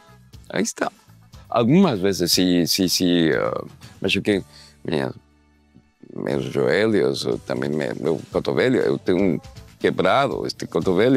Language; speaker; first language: Portuguese; non-native, learner; Spanish